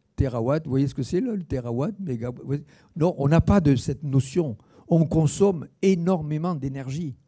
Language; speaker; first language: French; native; French